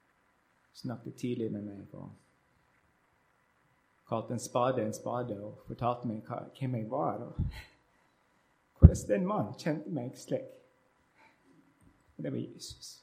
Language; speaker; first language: Norwegian; non-native, learner; English